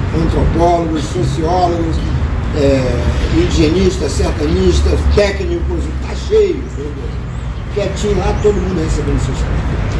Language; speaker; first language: Portuguese; non-native, local second language; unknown